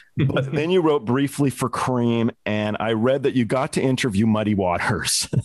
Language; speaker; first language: English; native; English